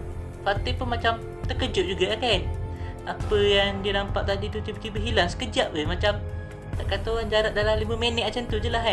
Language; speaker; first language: Malay; native; Malay